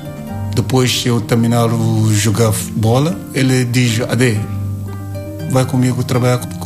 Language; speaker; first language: Portuguese; non-native, learner; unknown